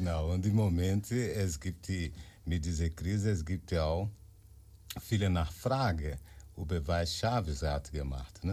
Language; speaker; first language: German; non-native, learner; Portuguese